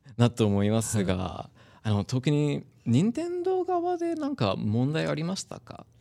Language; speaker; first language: Japanese; non-native, fluent; English